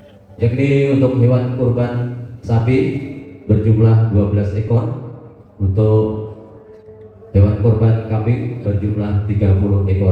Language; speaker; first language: Indonesian; native; Indonesian